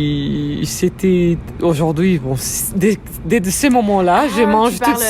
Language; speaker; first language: French; non-native, learner; Portuguese